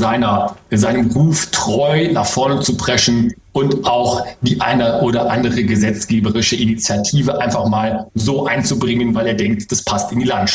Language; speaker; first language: German; native; German